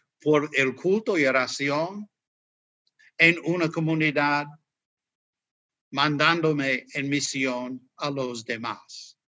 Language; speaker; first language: Spanish; non-native, fluent; English